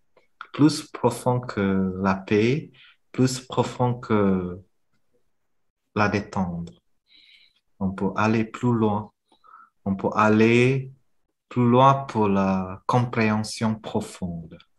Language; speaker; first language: French; non-native, fluent; Vietnamese